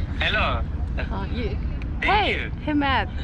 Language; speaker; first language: English; non-native, learner; Turkish